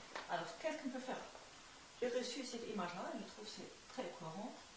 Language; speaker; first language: French; non-native, fluent; German